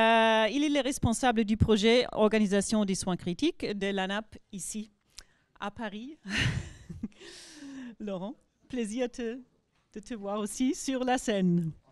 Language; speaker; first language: French; non-native, fluent; German